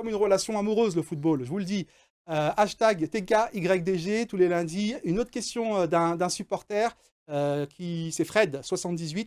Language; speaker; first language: French; native; French